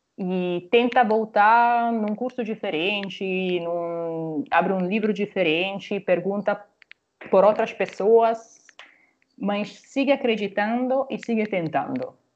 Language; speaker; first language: Portuguese; non-native, fluent; Italian